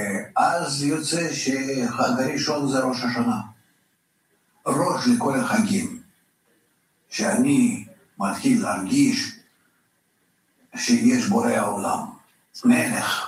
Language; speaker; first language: Hebrew; non-native, fluent; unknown